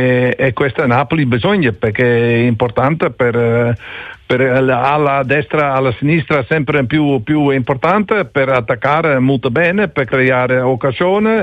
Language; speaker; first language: Italian; non-native, learner; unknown